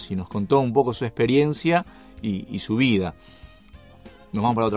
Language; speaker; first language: Spanish; native; Spanish